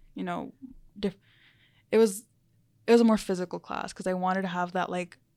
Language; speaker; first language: English; early bilingual, other home language; Spanish